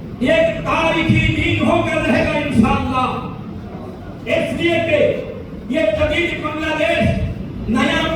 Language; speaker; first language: Urdu; non-native, fluent; Bangla